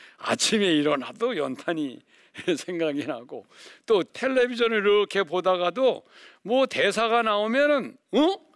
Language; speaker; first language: Korean; native; Korean